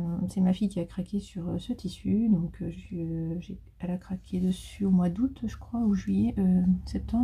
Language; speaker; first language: French; native; French